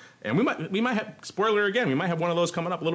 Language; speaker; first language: English; native; English